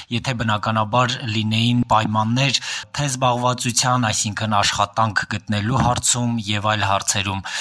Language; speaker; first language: Armenian; native; Armenian